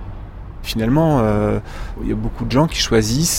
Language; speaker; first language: French; native; French